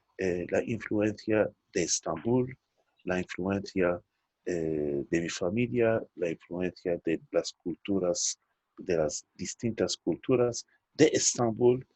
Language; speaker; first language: Spanish; non-native, fluent; Turkish